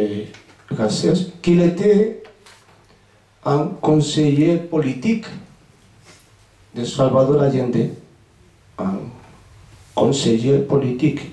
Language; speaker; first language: French; non-native, fluent; Spanish